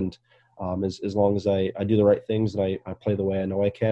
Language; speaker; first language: English; native; English